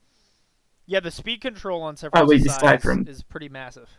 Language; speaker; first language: English; native; English